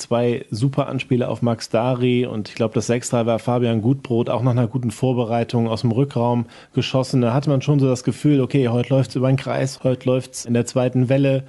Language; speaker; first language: German; native; German